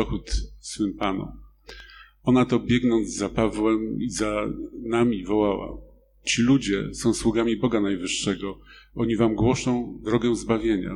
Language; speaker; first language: Polish; native; Polish